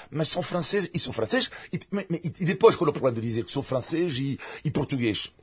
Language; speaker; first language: Portuguese; non-native, fluent; French